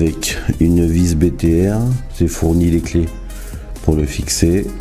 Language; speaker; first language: French; native; French